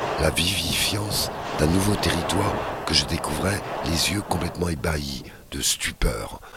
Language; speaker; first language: French; native; French